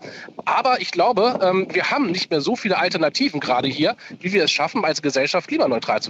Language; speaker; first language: German; native; German